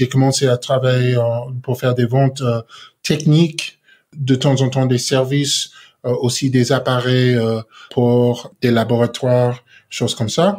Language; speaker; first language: French; non-native, learner; English